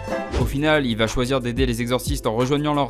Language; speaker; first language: French; native; French